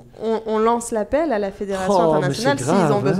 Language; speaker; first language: French; native; French